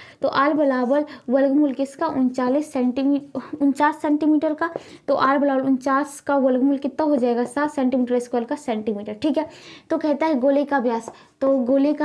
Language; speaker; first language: Hindi; native; Hindi